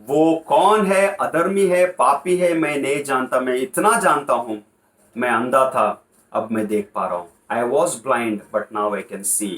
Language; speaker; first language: Hindi; non-native, local second language; Kannada